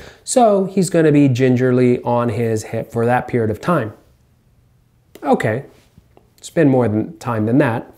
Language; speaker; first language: English; native; English